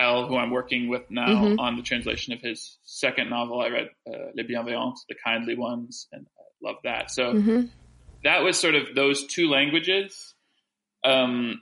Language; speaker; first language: English; early bilingual, other home language; French